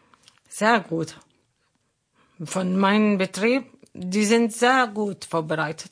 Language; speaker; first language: German; non-native, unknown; Arabic